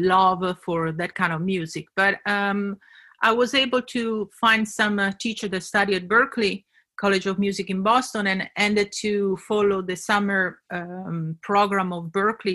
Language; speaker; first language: English; non-native, fluent; Italian